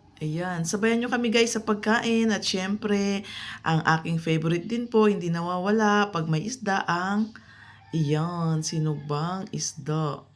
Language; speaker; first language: Filipino; non-native, local second language; Kinaray-a